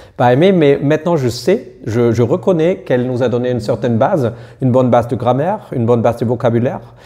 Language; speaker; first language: French; non-native, fluent; German